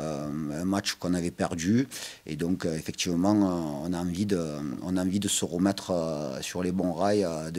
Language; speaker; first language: French; native; French